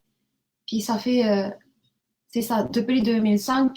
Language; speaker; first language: French; non-native, learner; Japanese